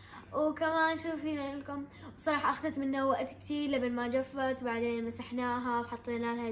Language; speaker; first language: Arabic; native; Arabic